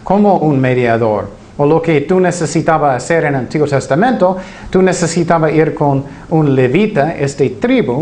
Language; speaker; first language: Spanish; non-native, fluent; English